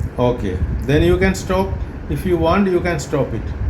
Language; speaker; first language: English; non-native, local second language; Malayalam